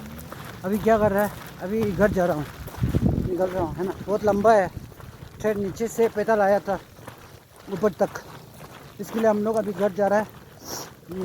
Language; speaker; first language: Hindi; non-native, local second language; Tibetan